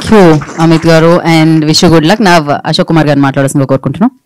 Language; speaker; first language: Telugu; native; Telugu